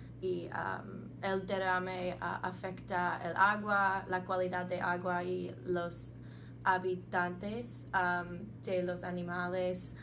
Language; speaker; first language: Spanish; non-native, learner; English